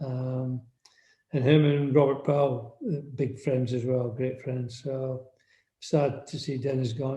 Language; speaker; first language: English; native; English